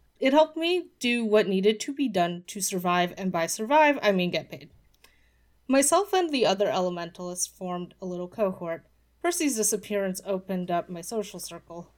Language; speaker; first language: English; early bilingual, other home language; Polish